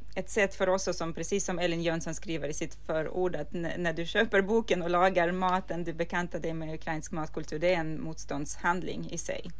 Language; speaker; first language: Swedish; non-native, fluent; Ukrainian